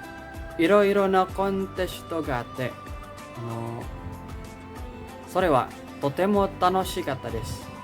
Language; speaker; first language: Japanese; non-native, learner; Indonesian